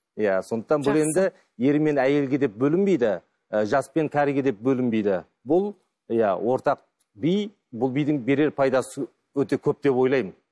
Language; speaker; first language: Kazakh; native; Kazakh